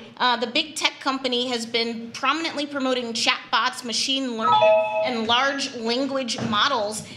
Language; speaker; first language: English; native; English